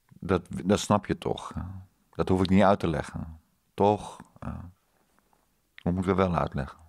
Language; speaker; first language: Dutch; native; Dutch